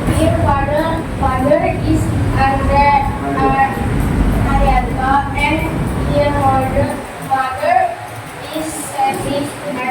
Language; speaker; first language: English; non-native, learner; Indonesian